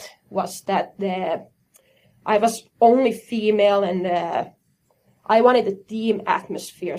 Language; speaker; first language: English; non-native, fluent; Finnish